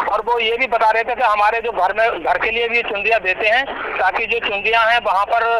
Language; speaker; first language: Hindi; native; Hindi